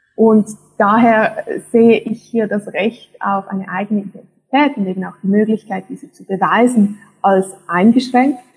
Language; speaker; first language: German; native; German